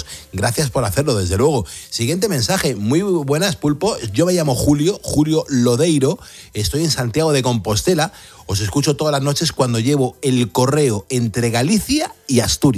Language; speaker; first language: Spanish; native; Spanish